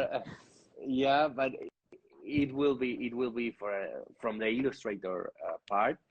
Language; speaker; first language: English; non-native, learner; Spanish